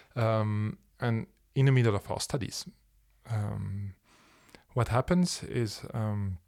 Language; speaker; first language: English; non-native, fluent; French